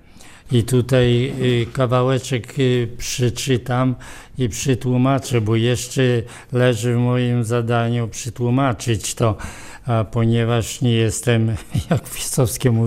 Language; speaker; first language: Polish; non-native, local second language; Romany